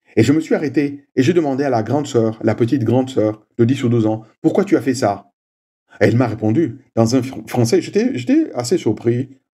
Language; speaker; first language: French; non-native, local second language; Swahili